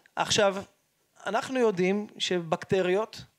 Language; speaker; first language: Hebrew; early bilingual, heritage; Hebrew